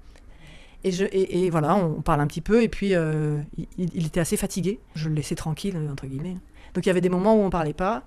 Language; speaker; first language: French; native; French